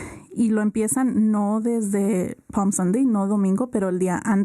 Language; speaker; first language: Spanish; early bilingual, heritage; Spanish